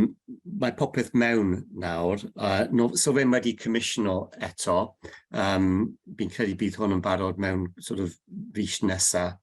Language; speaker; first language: Welsh; non-native, learner; English